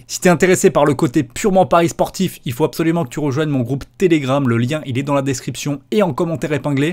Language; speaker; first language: French; native; French